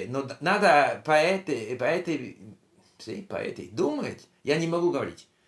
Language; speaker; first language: Russian; non-native, learner; English